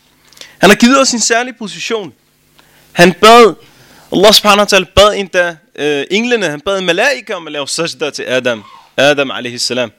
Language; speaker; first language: Danish; early bilingual, other home language; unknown